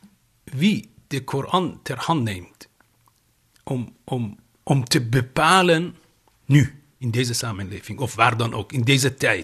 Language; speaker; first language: Dutch; non-native, fluent; Persian